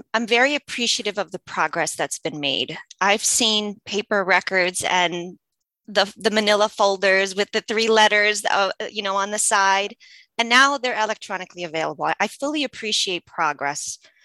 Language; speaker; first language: English; early bilingual, other home language; Polish